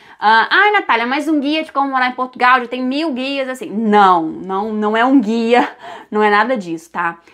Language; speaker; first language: Portuguese; native; Portuguese